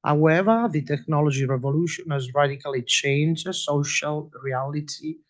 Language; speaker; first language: English; non-native, fluent; Italian